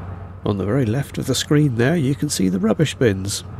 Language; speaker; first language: English; native; English